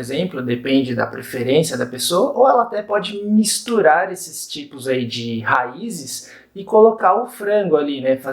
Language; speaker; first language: Portuguese; native; Portuguese